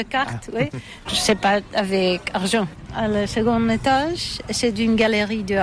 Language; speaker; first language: French; non-native, learner; Catalan